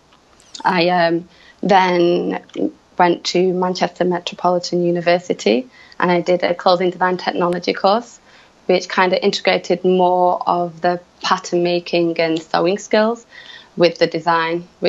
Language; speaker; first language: English; native; English